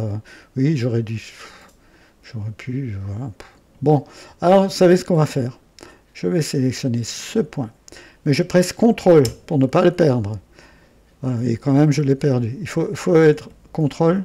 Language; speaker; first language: French; native; French